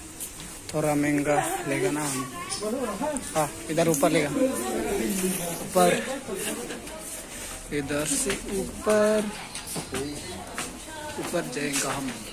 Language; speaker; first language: Hindi; non-native, local second language; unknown